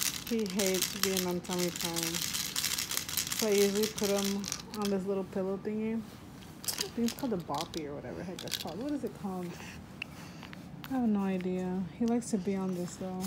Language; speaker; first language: English; early bilingual, other home language; Spanish